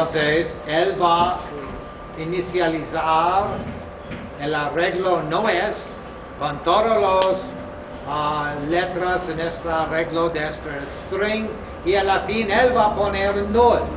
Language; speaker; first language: Spanish; non-native, fluent; English